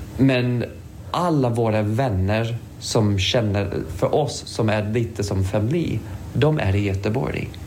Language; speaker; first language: Swedish; non-native, fluent; English